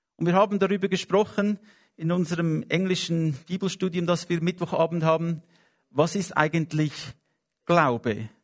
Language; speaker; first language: German; non-native, fluent; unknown